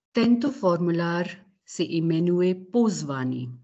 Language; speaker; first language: Czech; non-native, learner; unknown